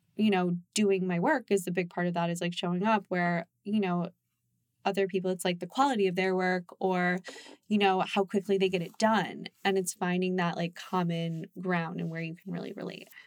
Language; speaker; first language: English; early bilingual, other home language; Japanese